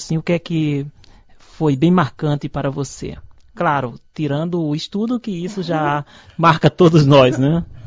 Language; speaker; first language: Portuguese; native; Portuguese